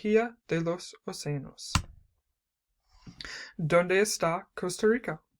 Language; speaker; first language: Spanish; non-native, learner; English